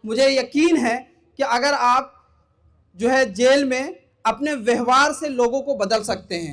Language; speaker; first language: Hindi; native; Hindi